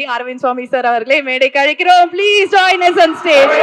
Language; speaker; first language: Tamil; native; Tamil